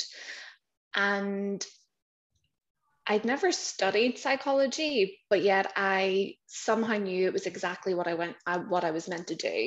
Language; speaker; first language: English; native; English